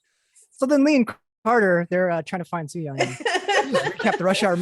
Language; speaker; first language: English; native; English